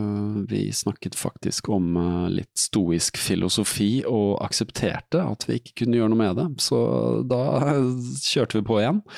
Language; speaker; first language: Norwegian; native; Norwegian